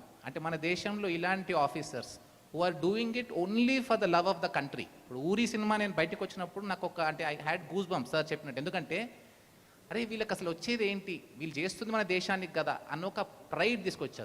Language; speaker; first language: Telugu; native; Telugu